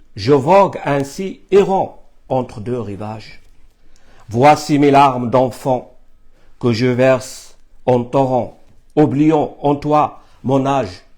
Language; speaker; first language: French; non-native, fluent; Arabic